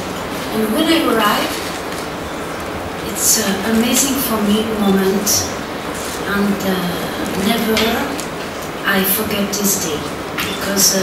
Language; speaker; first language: English; non-native, learner; French